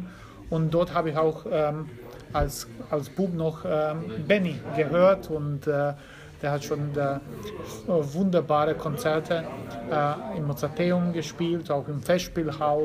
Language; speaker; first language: German; early bilingual, other home language; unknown